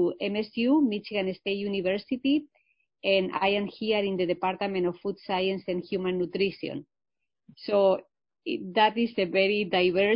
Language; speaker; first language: English; non-native, fluent; Spanish